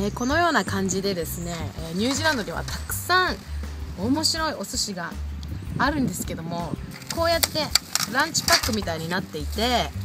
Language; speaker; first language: Japanese; native; Japanese